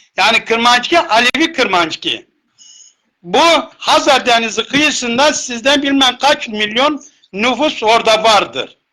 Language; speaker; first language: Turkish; non-native, local second language; Zaza